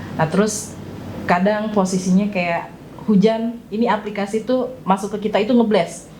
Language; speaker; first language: Indonesian; native; Indonesian